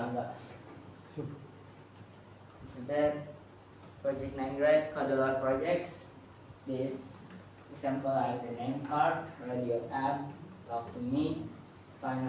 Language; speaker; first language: English; non-native, learner; Indonesian